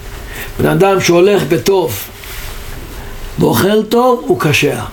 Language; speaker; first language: Hebrew; non-native, local second language; Yiddish